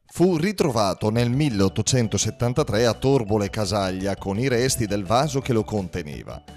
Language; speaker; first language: Italian; native; Italian